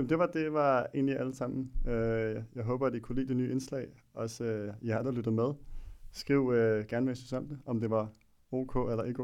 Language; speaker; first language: Danish; native; Danish